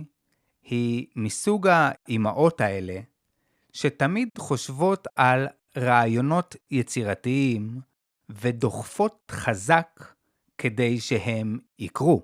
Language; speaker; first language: Hebrew; native; Hebrew